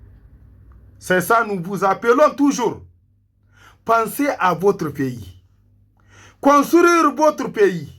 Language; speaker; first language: French; non-native, local second language; Hausa